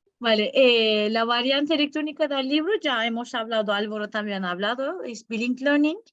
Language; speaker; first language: Spanish; non-native, fluent; Turkish